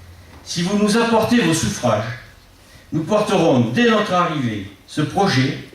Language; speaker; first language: French; native; French